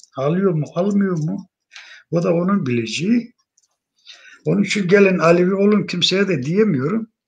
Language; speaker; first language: Turkish; non-native, local second language; Zaza